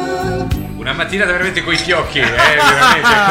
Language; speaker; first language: Italian; native; Italian